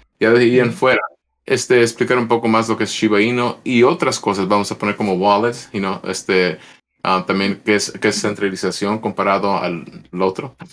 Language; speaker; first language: Spanish; early bilingual, heritage; Spanish